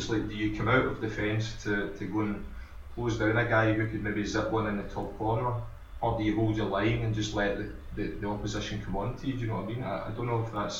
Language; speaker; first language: English; native; English